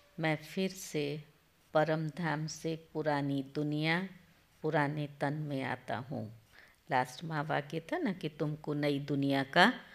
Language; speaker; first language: Hindi; non-native, local second language; Gujarati